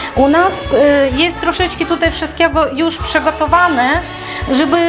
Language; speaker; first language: Polish; non-native, learner; Ukrainian